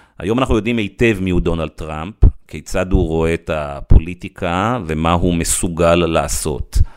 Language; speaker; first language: Hebrew; native; Hebrew